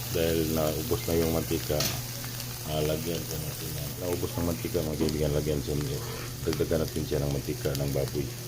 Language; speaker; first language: Filipino; non-native, local second language; Cebuano